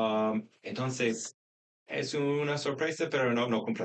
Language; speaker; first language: Spanish; non-native, fluent; English